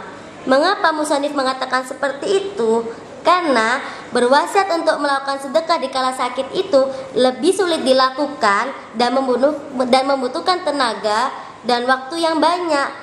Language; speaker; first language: Indonesian; native; Indonesian